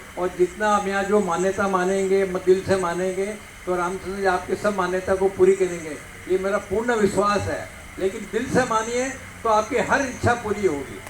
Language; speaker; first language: Hindi; non-native, local second language; Gujarati